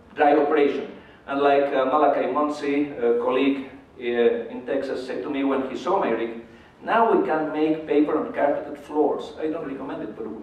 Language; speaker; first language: English; non-native, fluent; Spanish